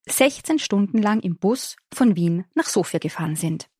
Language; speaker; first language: German; native; German